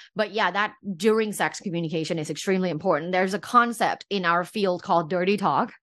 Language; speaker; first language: English; early bilingual, other home language; Thai